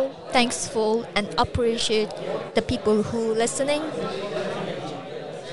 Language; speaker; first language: English; non-native, learner; Chinese